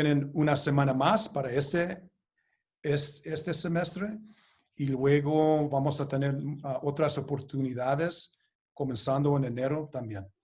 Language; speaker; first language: Spanish; early bilingual, heritage; Spanish